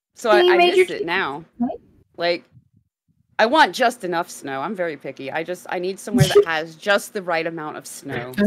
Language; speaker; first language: English; native; English